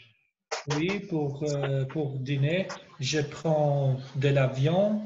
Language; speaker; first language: French; non-native, learner; Albanian